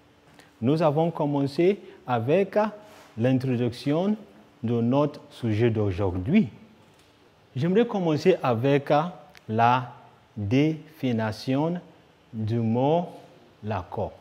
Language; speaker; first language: French; non-native, fluent; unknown